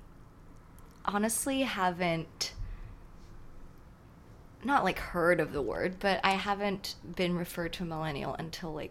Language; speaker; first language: English; non-native, local second language; Cantonese